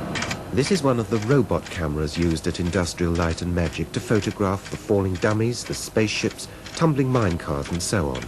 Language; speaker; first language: English; native; English